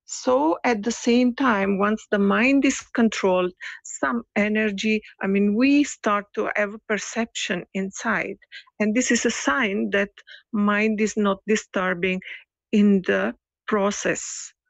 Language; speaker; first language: English; non-native, fluent; Italian